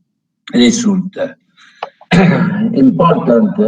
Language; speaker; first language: English; non-native, learner; Italian